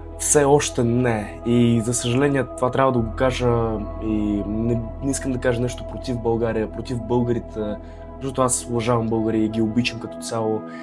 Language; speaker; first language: Bulgarian; early bilingual, other home language; Russian